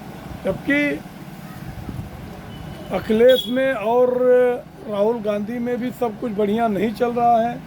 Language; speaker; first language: Hindi; native; Hindi